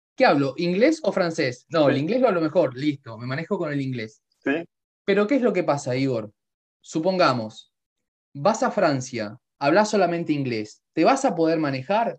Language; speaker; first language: Spanish; native; Spanish